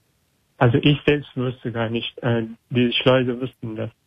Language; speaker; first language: German; non-native, learner; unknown